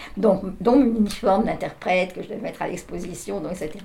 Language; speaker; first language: French; native; French